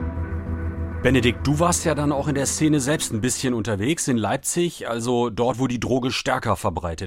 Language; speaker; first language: German; native; German